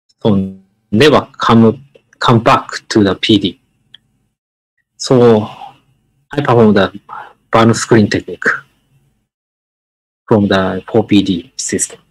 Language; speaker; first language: English; non-native, learner; Japanese